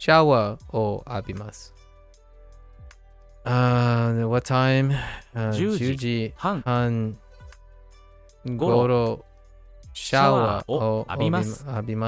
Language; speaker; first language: Japanese; non-native, learner; English